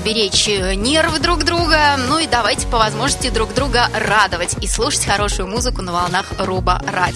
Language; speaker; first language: Russian; native; Russian